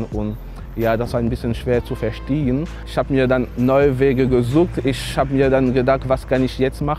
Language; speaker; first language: German; non-native, fluent; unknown